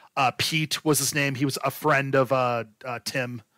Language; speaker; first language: English; native; English